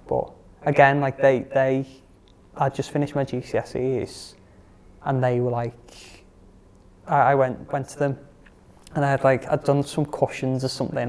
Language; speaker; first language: English; native; English